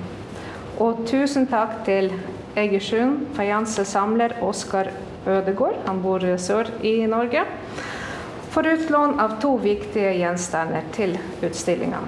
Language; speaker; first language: Norwegian; non-native, fluent; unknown